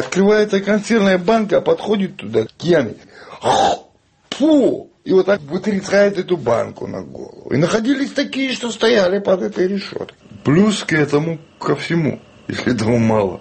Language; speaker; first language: Russian; non-native, local second language; Chechen